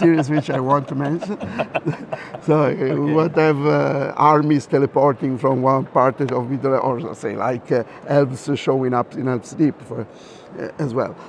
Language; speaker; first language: English; non-native, fluent; Italian